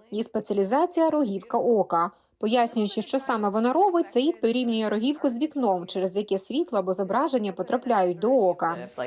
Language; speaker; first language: Ukrainian; native; Ukrainian